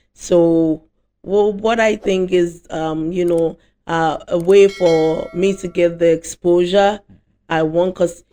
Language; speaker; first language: English; non-native, local second language; Akan